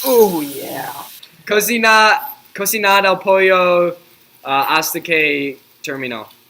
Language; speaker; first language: Spanish; non-native, learner; English